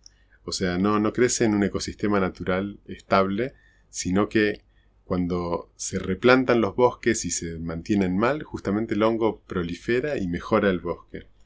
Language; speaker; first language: Spanish; native; Spanish